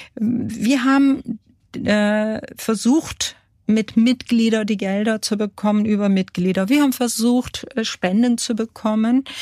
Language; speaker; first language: German; early bilingual, other home language; Kurdish